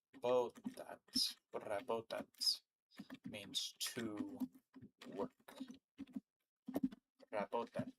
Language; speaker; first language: Russian; non-native, learner; English